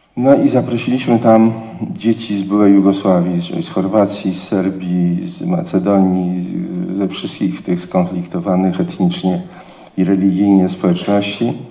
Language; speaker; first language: Polish; native; Polish